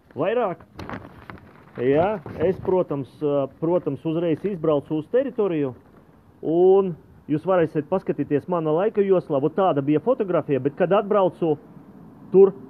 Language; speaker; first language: Latvian; non-native, local second language; Russian